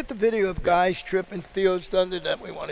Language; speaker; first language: English; native; English